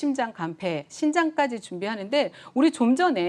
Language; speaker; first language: Korean; native; Korean